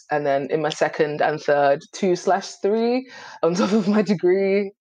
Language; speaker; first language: English; native; English